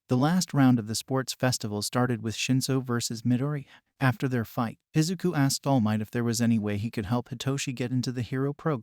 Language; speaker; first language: English; native; English